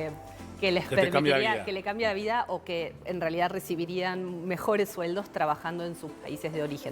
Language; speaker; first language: Spanish; native; Spanish